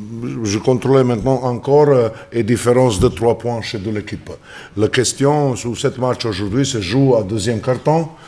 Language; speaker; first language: French; non-native, learner; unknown